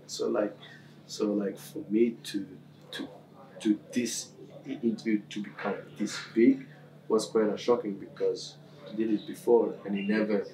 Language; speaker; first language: English; non-native, fluent; Swedish